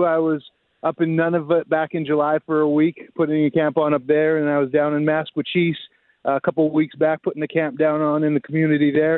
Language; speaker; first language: English; native; English